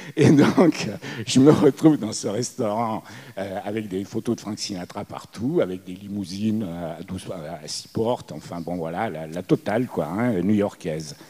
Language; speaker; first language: French; early bilingual, other home language; Italian